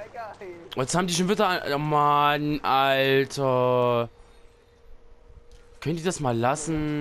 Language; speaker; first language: German; native; German